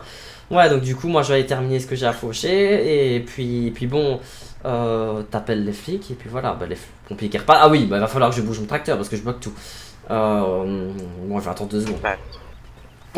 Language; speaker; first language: French; native; French